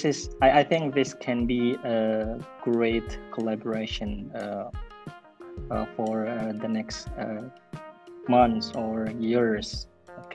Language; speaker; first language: English; non-native, fluent; Indonesian